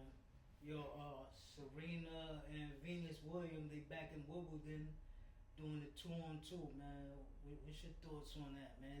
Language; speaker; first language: English; native; English